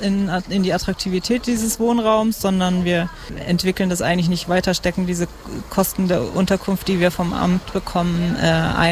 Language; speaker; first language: German; native; German